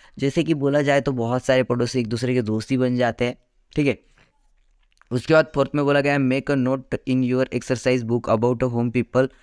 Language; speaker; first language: Hindi; non-native, local second language; Marathi